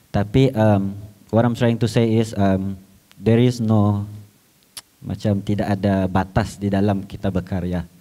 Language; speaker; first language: Malay; native; Malay